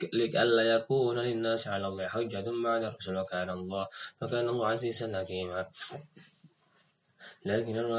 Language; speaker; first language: Arabic; non-native, learner; Indonesian